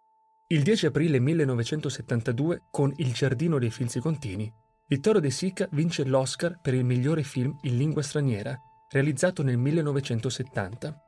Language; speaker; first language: Italian; native; Italian